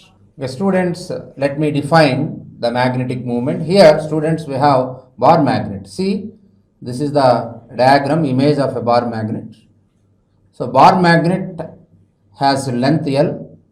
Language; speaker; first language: English; non-native, local second language; Telugu